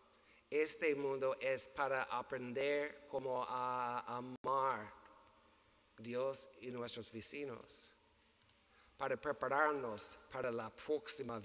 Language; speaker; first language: Spanish; non-native, learner; English